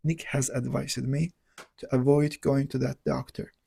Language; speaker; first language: English; non-native, fluent; Azerbaijani